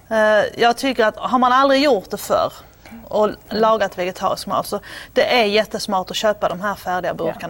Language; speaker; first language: Swedish; native; Swedish